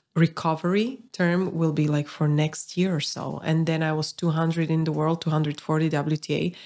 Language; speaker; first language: English; non-native, fluent; Slovak